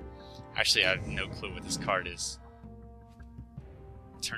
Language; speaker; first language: English; native; English